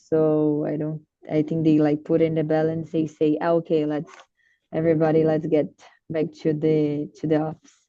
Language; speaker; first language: English; non-native, learner; Portuguese